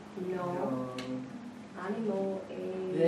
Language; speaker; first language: French; non-native, learner; English